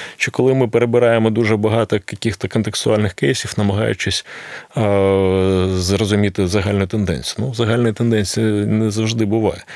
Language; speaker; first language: Ukrainian; non-native, local second language; Russian